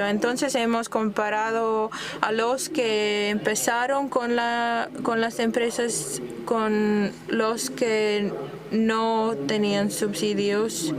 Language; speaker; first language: Spanish; non-native, fluent; German